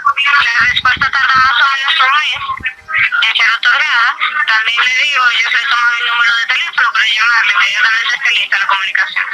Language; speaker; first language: Spanish; native; Spanish